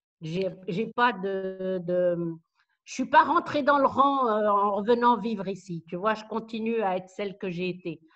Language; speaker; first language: French; non-native, local second language; Arabic